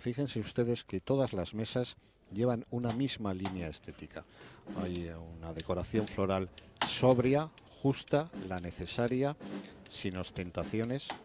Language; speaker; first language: Spanish; native; Spanish